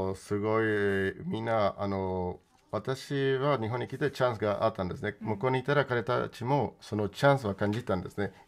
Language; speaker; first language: Japanese; non-native, fluent; Spanish